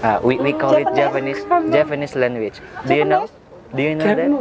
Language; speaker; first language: English; non-native, learner; Indonesian